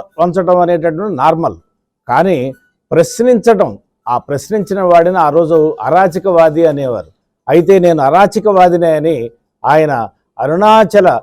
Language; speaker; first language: Telugu; native; Telugu